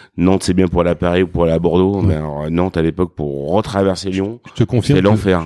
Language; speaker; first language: French; native; French